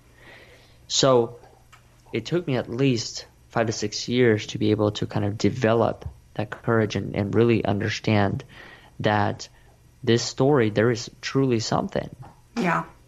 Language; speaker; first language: English; early bilingual, other home language; Russian